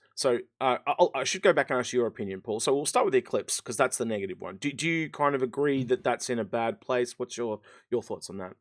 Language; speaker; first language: English; native; English